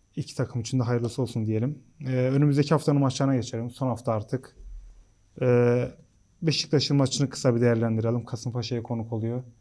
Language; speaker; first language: Turkish; native; Turkish